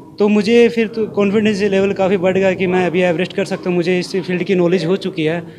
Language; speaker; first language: Hindi; native; Hindi